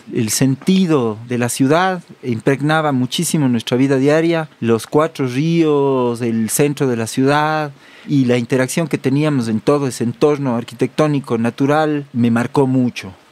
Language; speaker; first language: Spanish; native; Spanish